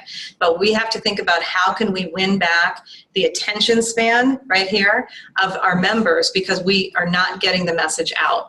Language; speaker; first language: English; native; English